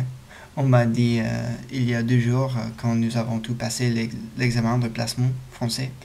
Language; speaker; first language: French; non-native, learner; English